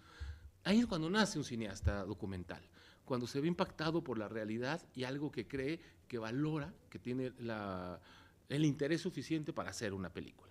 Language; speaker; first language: Spanish; native; Spanish